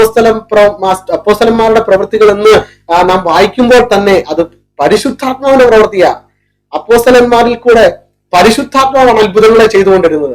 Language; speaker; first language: Malayalam; native; Malayalam